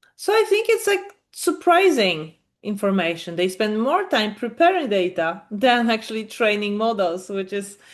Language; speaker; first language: English; non-native, fluent; Polish